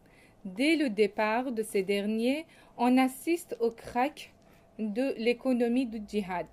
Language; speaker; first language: French; non-native, fluent; Persian